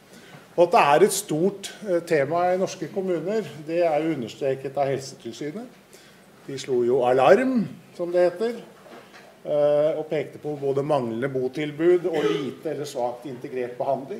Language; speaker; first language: Norwegian; native; Norwegian